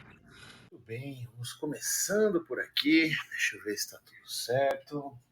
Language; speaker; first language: Portuguese; native; Portuguese